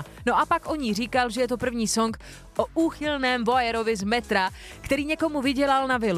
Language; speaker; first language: Czech; native; Czech